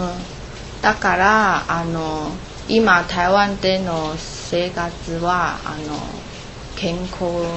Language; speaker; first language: Japanese; non-native, learner; Chinese